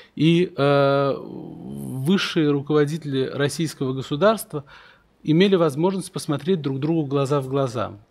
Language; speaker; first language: Russian; native; Russian